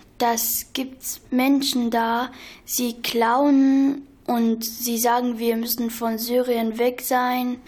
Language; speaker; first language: German; non-native, learner; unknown